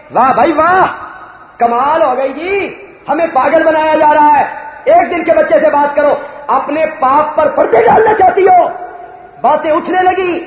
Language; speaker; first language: Urdu; non-native, local second language; Punjabi